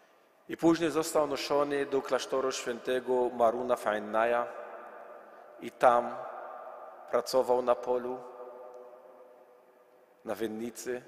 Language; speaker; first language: Polish; non-native, learner; Arabic